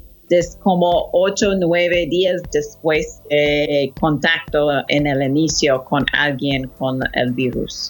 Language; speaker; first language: Spanish; non-native, fluent; English